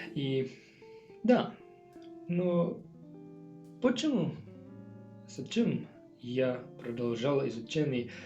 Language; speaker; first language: Russian; non-native, learner; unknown